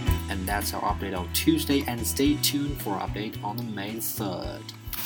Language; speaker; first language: English; non-native, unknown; Chinese